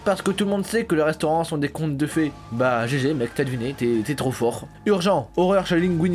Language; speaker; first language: French; native; French